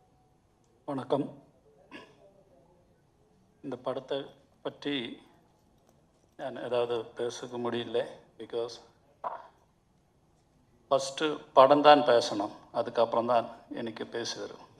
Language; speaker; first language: Tamil; non-native, learner; Malayalam